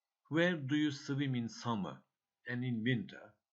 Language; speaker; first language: English; non-native, fluent; Turkish